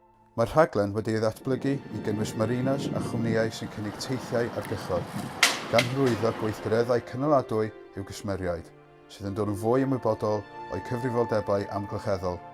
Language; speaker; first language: Welsh; native; Welsh